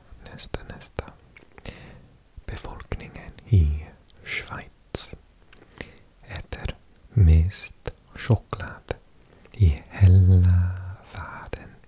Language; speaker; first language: Swedish; non-native, learner; English